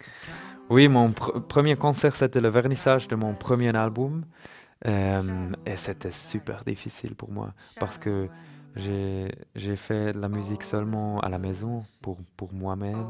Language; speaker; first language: French; non-native, learner; German